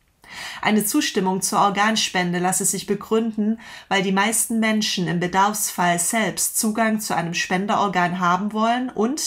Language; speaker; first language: German; native; German